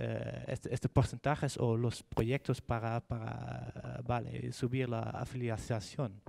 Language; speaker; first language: Spanish; non-native, fluent; Dutch